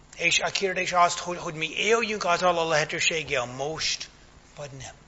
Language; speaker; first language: Hungarian; non-native, fluent; English